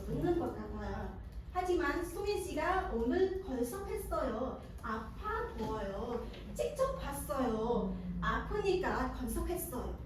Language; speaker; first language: Korean; non-native, fluent; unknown